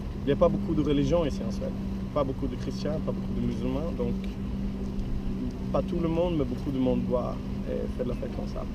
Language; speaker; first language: French; non-native, learner; Swedish